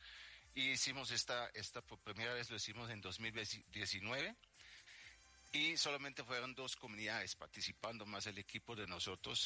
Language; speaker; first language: Spanish; native; Spanish